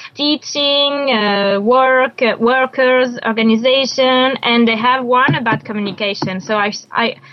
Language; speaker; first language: English; non-native, learner; French